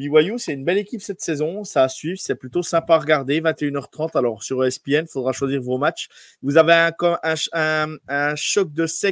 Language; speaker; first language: French; native; French